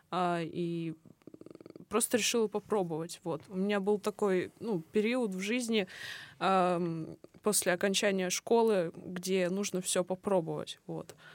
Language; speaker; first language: Russian; native; Russian